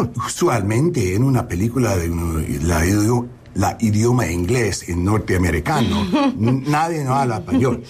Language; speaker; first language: Spanish; non-native, learner; English